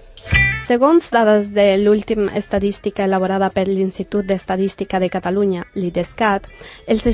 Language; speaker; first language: Catalan; non-native, learner; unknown